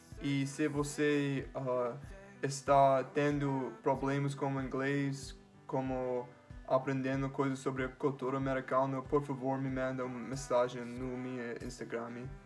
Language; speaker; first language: Portuguese; non-native, fluent; English